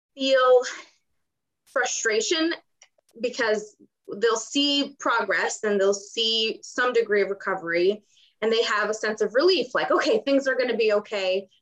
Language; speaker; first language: English; non-native, fluent; Ukrainian